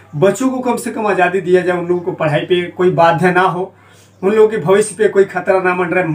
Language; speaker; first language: Hindi; native; Hindi